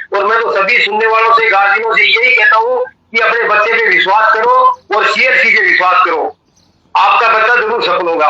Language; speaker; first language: Hindi; native; Hindi